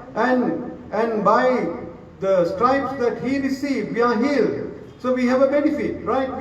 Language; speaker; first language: English; non-native, local second language; Sinhala